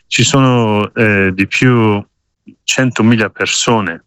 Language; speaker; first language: Italian; non-native, learner; Kurdish